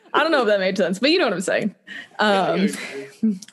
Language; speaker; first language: English; native; English